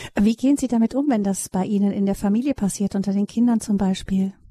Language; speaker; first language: German; native; German